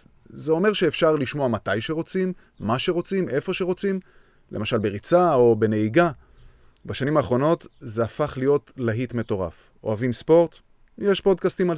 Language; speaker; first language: Hebrew; native; Hebrew